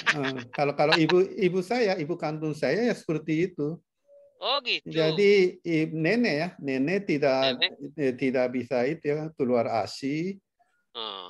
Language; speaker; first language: Indonesian; non-native, fluent; Japanese